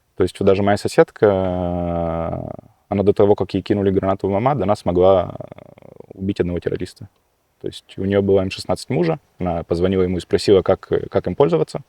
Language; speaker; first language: Russian; early bilingual, heritage; Russian